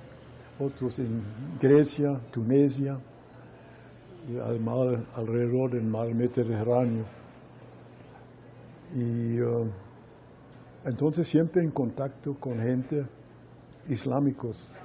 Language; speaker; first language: Spanish; non-native, fluent; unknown